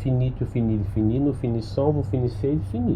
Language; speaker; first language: French; non-native, learner; Portuguese